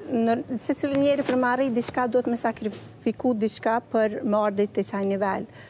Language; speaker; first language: Albanian; early bilingual, heritage; Albanian